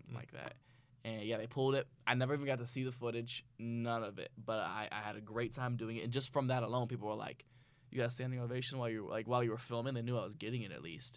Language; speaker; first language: English; native; English